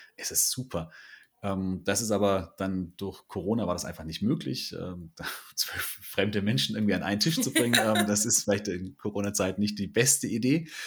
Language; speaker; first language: German; native; German